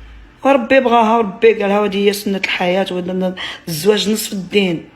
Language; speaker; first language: Arabic; native; Arabic